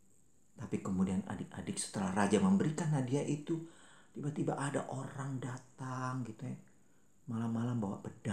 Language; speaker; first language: Malay; native; Malay